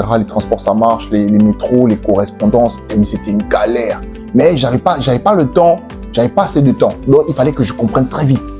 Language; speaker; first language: French; native; French